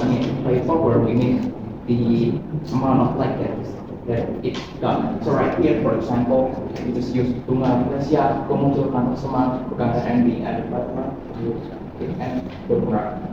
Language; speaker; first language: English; non-native, learner; Indonesian